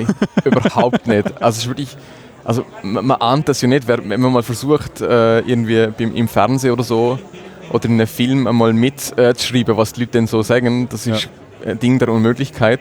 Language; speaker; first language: German; native; German